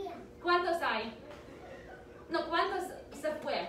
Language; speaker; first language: Spanish; early bilingual, heritage; Spanish